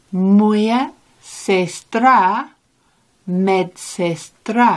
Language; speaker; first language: Ukrainian; non-native, learner; English